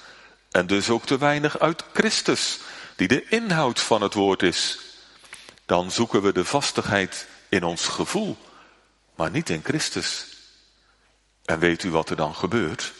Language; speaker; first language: Dutch; native; Dutch